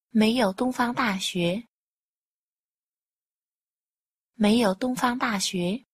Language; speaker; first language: Chinese; non-native, fluent; Vietnamese